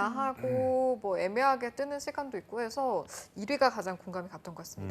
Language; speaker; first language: Korean; native; Korean